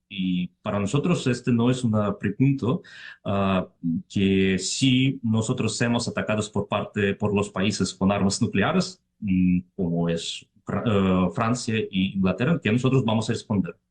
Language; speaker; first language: Spanish; non-native, fluent; Russian